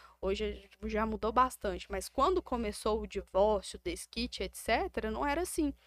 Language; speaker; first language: Portuguese; native; Portuguese